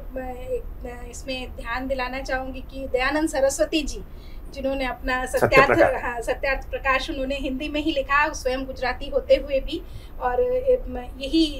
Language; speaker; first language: Hindi; native; Hindi